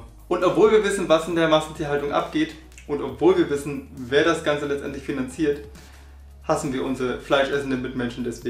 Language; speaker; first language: German; native; German